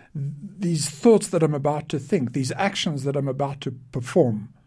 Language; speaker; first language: English; native; English